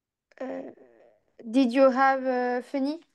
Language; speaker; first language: English; non-native, learner; French